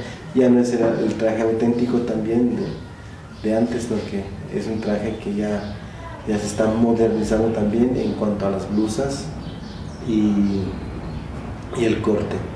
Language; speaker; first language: Spanish; non-native, local second language; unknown